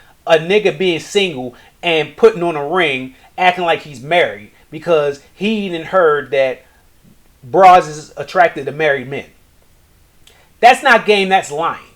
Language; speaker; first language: English; native; English